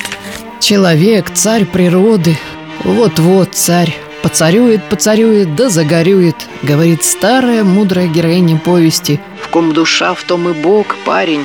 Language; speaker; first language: Russian; native; Russian